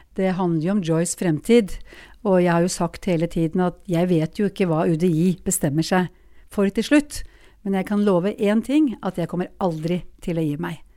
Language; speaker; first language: Norwegian; native; Norwegian